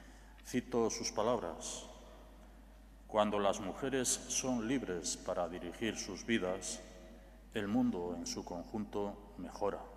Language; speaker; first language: Spanish; native; Spanish